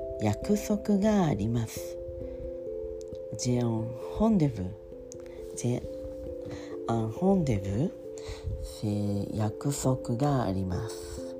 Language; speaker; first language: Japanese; non-native, learner; French